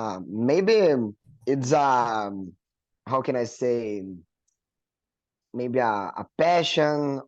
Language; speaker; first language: English; non-native, learner; Portuguese